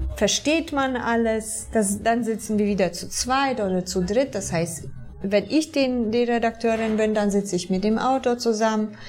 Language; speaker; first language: German; non-native, fluent; Polish